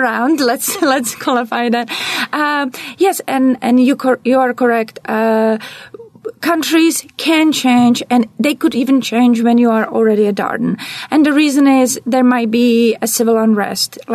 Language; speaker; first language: English; non-native, fluent; Czech